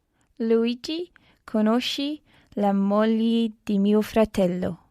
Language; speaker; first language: Italian; non-native, learner; English